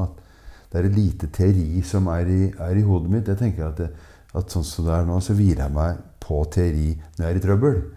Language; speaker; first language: Norwegian; native; Norwegian